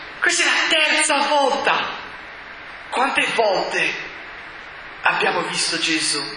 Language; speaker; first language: Italian; non-native, fluent; English